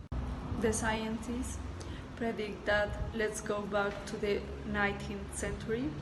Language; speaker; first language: English; non-native, learner; Spanish